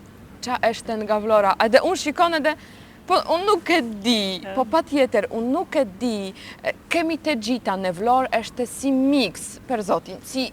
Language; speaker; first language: Albanian; non-native, learner; Polish